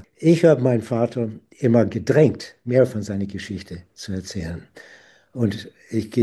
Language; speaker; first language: German; non-native, fluent; English